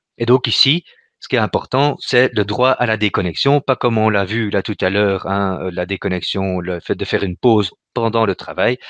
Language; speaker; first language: French; native; French